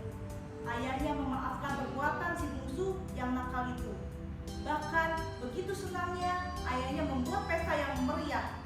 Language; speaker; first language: Indonesian; native; Indonesian